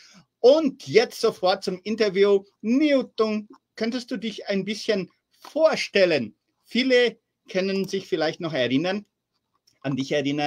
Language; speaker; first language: German; early bilingual, heritage; German